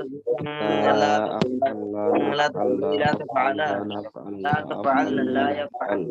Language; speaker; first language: Arabic; non-native, learner; Bangla